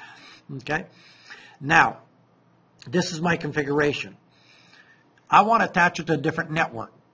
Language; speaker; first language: English; non-native, fluent; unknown